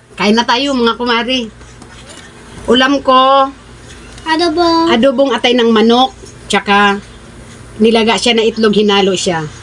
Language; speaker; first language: Filipino; non-native, local second language; Cebuano